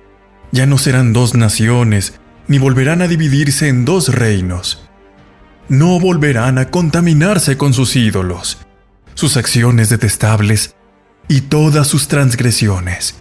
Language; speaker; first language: Spanish; native; Spanish